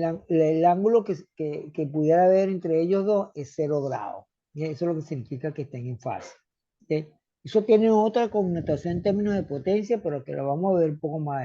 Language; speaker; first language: Spanish; native; Spanish